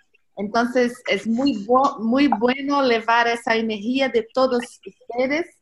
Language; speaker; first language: Spanish; non-native, learner; Portuguese